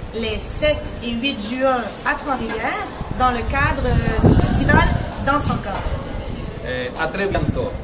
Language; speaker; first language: English; non-native, fluent; Italian